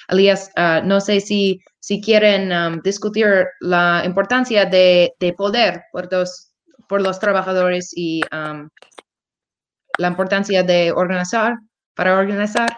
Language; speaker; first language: Spanish; non-native, learner; English